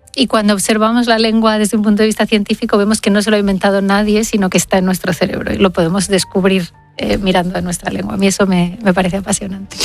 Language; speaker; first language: Spanish; native; Spanish